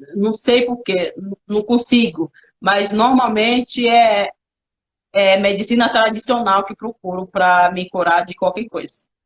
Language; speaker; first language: Portuguese; non-native, local second language; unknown